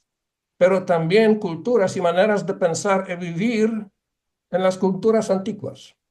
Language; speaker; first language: Spanish; non-native, fluent; Polish